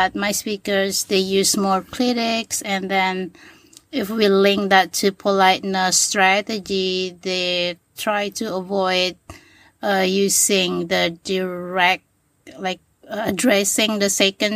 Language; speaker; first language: English; non-native, fluent; Sasak